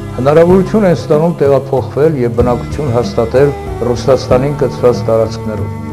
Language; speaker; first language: Armenian; non-native, local second language; Assyrian Neo-Aramaic